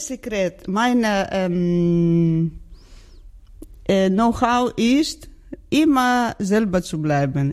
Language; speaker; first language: German; non-native, learner; Georgian